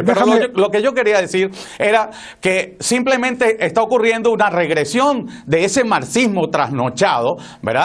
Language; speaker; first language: Spanish; native; Spanish